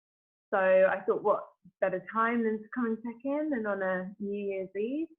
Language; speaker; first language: English; native; English